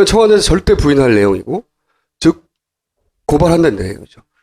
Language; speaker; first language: Korean; native; Korean